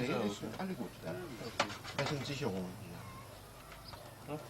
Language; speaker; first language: German; non-native, learner; Russian